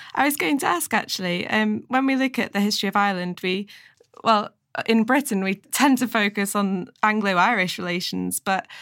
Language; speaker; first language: English; native; English